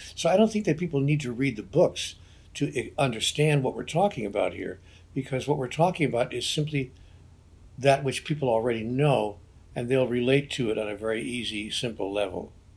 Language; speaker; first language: English; native; English